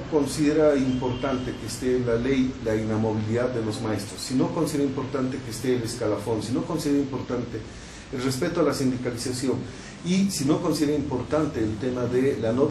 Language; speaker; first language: Spanish; native; Spanish